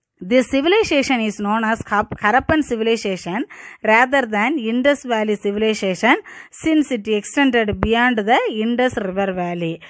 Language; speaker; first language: English; non-native, local second language; Tamil